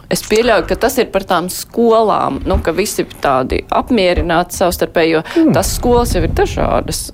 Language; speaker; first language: Latvian; native; Latvian